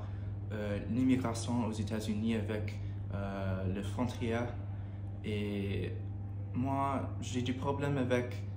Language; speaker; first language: French; non-native, learner; English